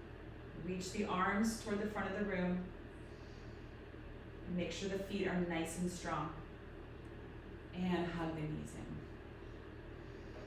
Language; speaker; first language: English; native; English